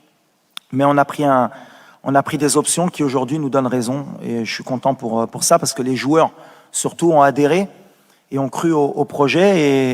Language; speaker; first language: French; native; French